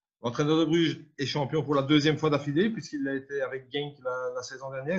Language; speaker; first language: French; native; French